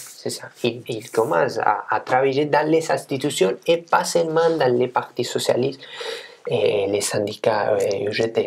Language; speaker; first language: French; non-native, fluent; Spanish